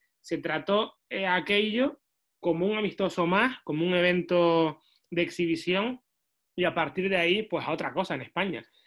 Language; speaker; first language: Spanish; native; Spanish